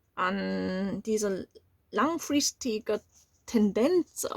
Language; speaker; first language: German; non-native, learner; Korean